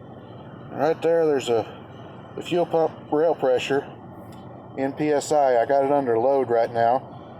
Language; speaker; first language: English; native; English